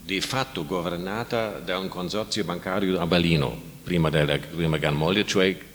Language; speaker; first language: Italian; non-native, learner; German